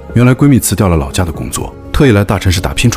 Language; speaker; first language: Chinese; native; Chinese